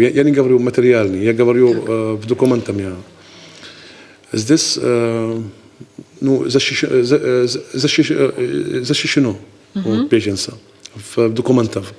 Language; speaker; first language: Russian; non-native, learner; Arabic